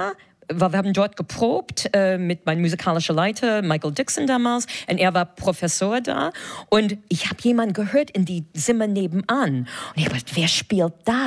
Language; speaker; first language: German; non-native, fluent; English